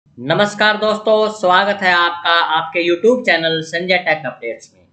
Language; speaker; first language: Hindi; native; Hindi